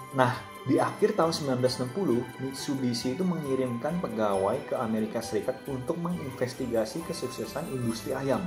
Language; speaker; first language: Indonesian; native; Indonesian